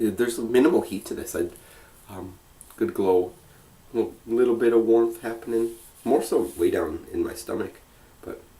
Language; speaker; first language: English; native; English